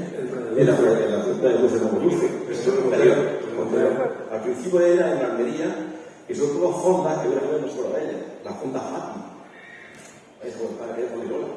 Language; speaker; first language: Spanish; native; Spanish